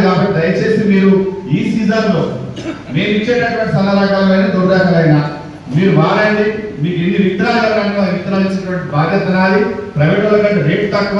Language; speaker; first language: Telugu; native; Telugu